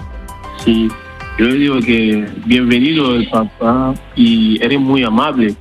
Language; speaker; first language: Spanish; non-native, learner; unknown